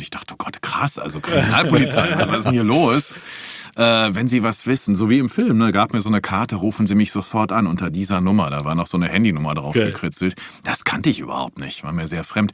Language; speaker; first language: German; native; German